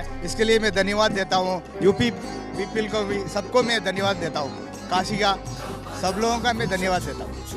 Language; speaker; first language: Hindi; non-native, local second language; Tamil